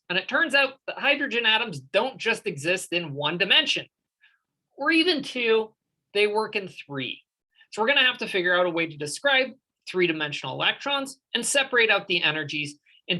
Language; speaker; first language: English; native; English